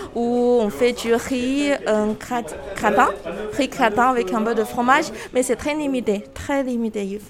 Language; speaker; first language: French; non-native, fluent; Chinese